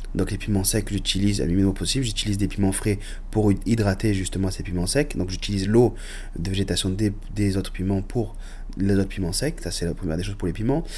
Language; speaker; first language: French; early bilingual, other home language; Arabic